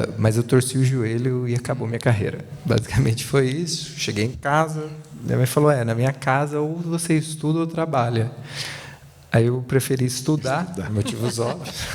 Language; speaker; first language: Portuguese; native; Portuguese